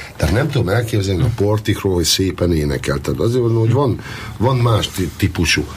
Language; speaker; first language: Hungarian; native; Hungarian